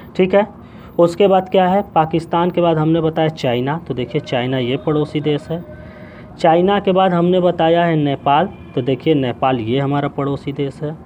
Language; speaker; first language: Hindi; native; Hindi